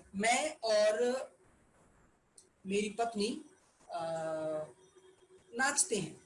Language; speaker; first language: Hindi; non-native, learner; English